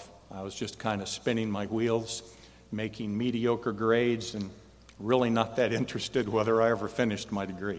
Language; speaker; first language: English; native; English